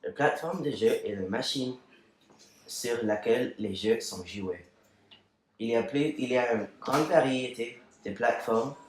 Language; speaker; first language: French; non-native, learner; English